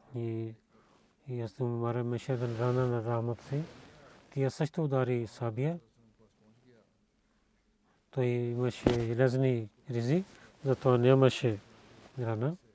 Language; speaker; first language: Bulgarian; non-native, learner; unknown